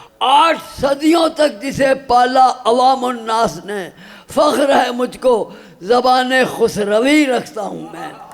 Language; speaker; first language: Urdu; native; Urdu